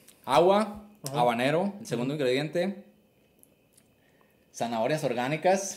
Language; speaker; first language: Spanish; native; Spanish